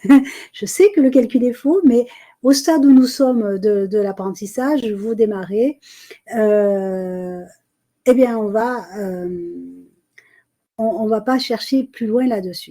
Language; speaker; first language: French; native; French